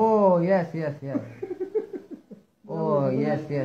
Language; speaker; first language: English; non-native, learner; Urdu